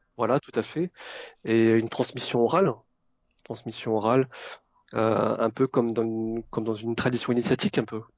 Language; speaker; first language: French; early bilingual, other home language; Vietnamese